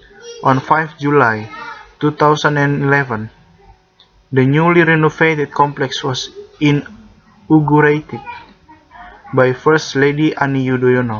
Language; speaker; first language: English; non-native, learner; Indonesian